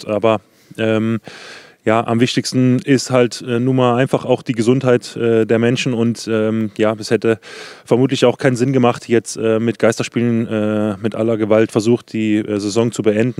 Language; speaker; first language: German; native; German